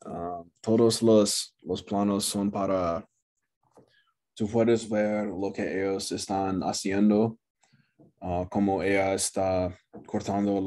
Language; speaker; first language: Spanish; non-native, learner; English